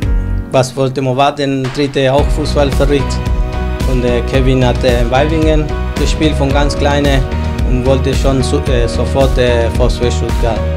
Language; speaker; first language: German; non-native, learner; Spanish